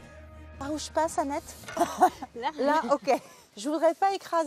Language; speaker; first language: French; native; French